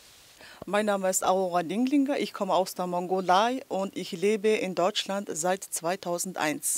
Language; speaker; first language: German; non-native, learner; Mongolian